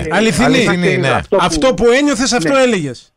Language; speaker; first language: Greek; native; Greek